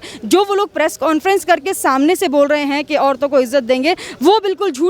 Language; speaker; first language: Hindi; native; Hindi